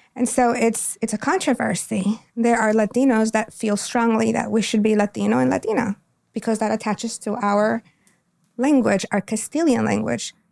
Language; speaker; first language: English; non-native, fluent; Spanish